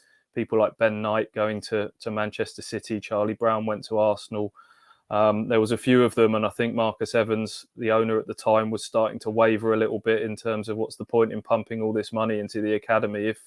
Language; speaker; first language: English; native; English